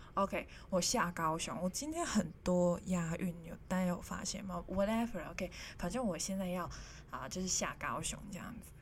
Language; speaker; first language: Chinese; non-native, local second language; Cantonese